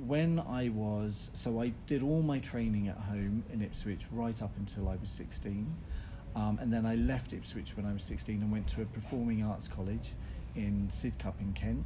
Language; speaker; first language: English; native; English